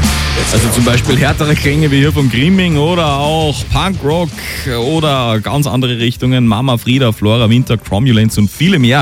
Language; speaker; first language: German; native; German